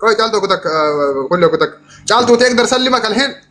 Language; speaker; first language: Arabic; non-native, learner; Oromo